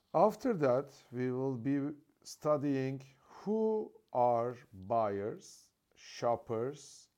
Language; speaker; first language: English; non-native, fluent; Turkish